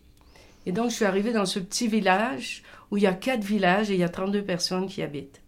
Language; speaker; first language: French; native; French